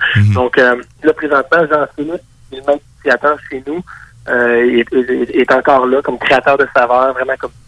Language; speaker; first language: French; native; French